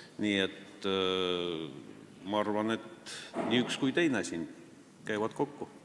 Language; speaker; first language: Estonian; non-native, local second language; Russian